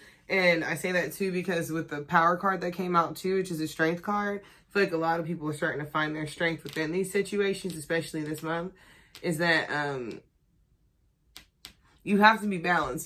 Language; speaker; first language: English; native; English